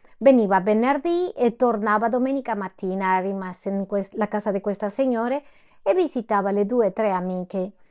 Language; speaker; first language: Italian; non-native, fluent; Spanish